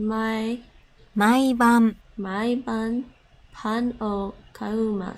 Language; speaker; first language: Japanese; non-native, learner; English